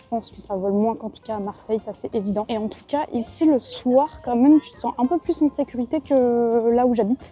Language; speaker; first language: French; native; French